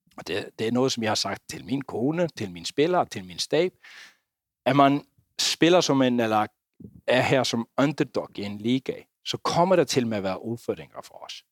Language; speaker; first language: Danish; non-native, fluent; Icelandic